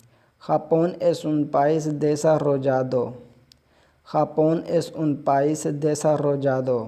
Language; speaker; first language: Spanish; non-native, fluent; Urdu